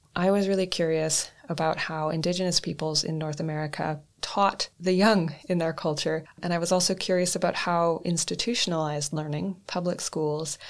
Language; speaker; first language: English; native; English